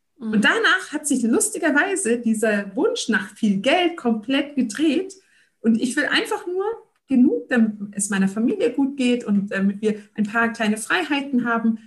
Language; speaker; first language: German; early bilingual, other home language; Turkish